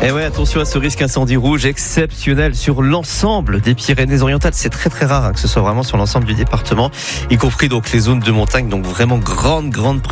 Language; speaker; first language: French; native; French